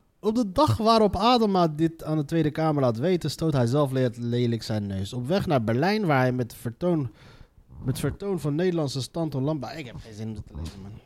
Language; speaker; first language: Dutch; native; Dutch